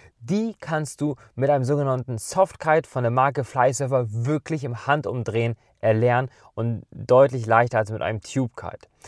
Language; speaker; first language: German; native; German